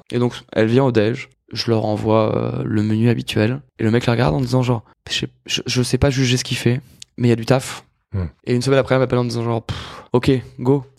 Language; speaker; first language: French; native; French